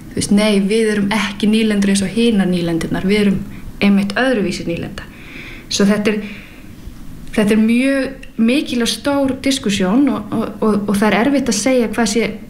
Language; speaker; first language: Icelandic; early bilingual, heritage; Icelandic